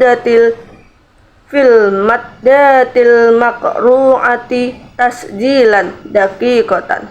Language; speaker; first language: Arabic; non-native, learner; Indonesian